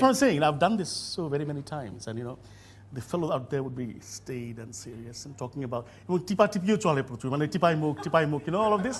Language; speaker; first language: English; non-native, local second language; Bangla